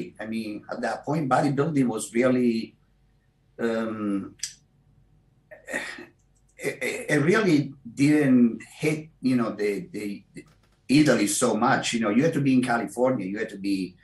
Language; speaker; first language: English; non-native, fluent; Italian